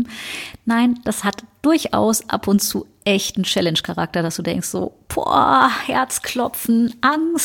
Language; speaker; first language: German; native; German